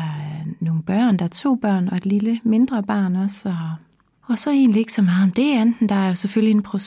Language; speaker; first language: Danish; native; Danish